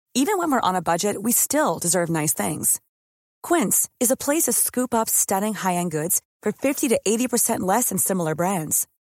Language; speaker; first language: English; native; English